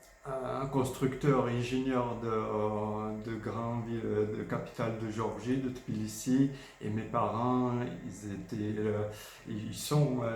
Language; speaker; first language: French; non-native, fluent; Georgian